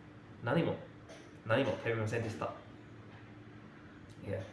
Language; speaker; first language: Japanese; non-native, fluent; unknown